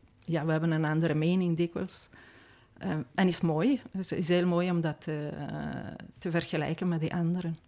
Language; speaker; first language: Dutch; non-native, fluent; Italian